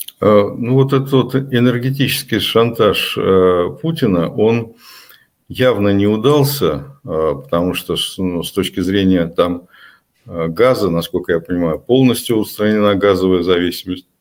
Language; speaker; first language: Russian; native; Russian